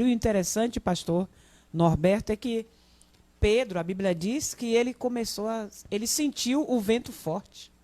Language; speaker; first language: Portuguese; native; Portuguese